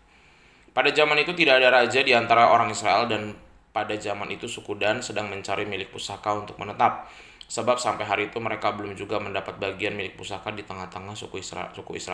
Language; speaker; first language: Indonesian; native; Indonesian